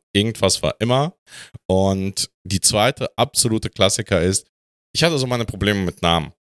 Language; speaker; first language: German; non-native, fluent; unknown